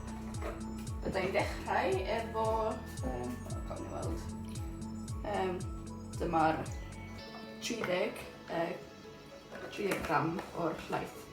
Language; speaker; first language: Welsh; non-native, learner; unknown